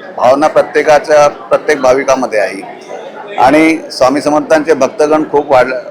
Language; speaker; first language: Marathi; native; Marathi